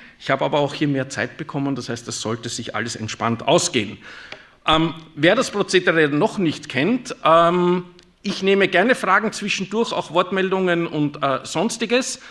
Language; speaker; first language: German; native; German